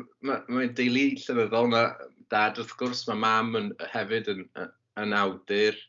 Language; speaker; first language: Welsh; native; Welsh